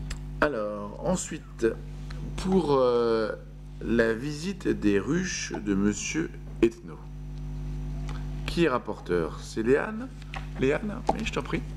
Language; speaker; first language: French; native; French